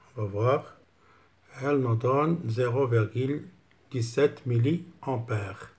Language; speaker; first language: French; non-native, local second language; Arabic